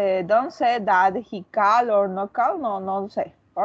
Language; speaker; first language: English; non-native, learner; Spanish